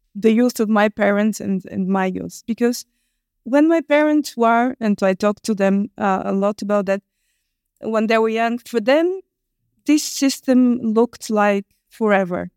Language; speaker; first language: English; non-native, fluent; Bulgarian